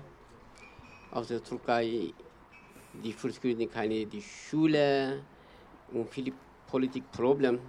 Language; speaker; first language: German; non-native, learner; Kurdish